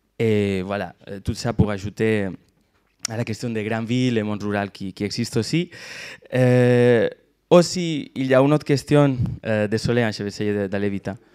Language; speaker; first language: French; non-native, fluent; Catalan